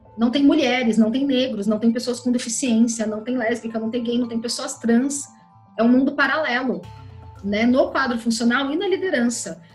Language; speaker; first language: Portuguese; native; Portuguese